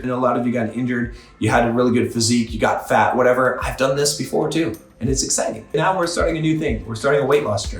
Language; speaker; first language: English; native; English